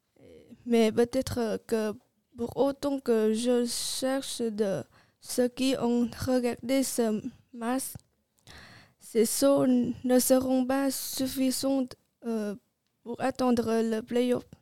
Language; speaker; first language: French; non-native, learner; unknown